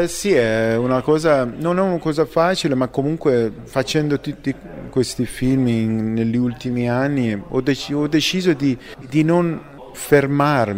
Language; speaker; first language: Italian; non-native, fluent; Persian